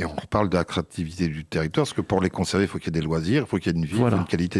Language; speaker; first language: French; native; French